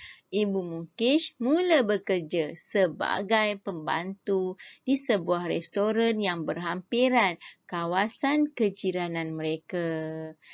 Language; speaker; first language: Malay; native; Malay